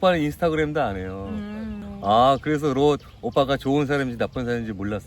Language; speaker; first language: Korean; native; Korean